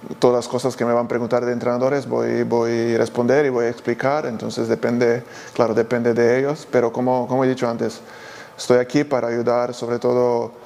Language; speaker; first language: Spanish; non-native, fluent; Serbian